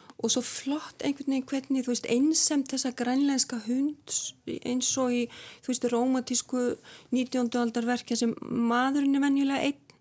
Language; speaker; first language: Icelandic; native; Icelandic